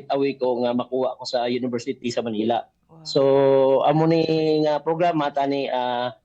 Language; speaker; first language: Filipino; native; Filipino